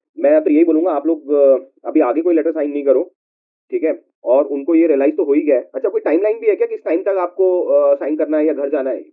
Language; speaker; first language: Hindi; native; Hindi